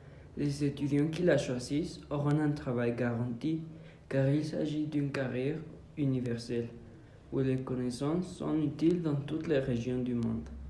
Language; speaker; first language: French; non-native, learner; Spanish